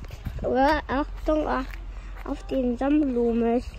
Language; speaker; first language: German; early bilingual, other home language; Indonesian